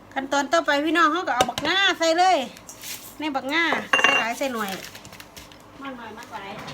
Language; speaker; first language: Thai; native; Thai